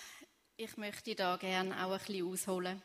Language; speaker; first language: German; native; German